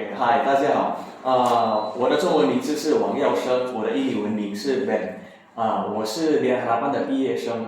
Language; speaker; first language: Chinese; non-native, learner; Indonesian